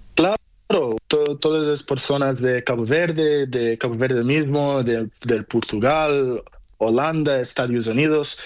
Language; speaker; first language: Spanish; non-native, learner; Portuguese